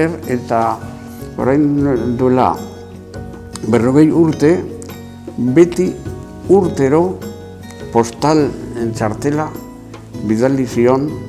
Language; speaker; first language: Basque; non-native, local second language; Spanish